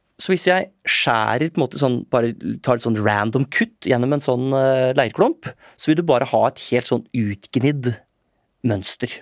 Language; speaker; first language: Norwegian; native; Norwegian